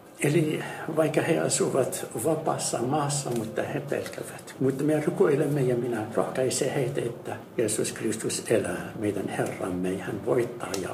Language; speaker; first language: Finnish; non-native, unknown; Arabic